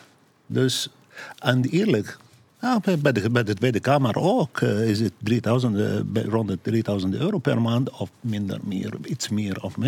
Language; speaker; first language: Dutch; non-native, learner; Arabic